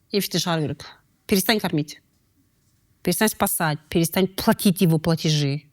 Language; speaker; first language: Russian; non-native, local second language; Kazakh